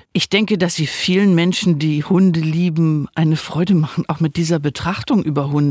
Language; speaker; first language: German; native; German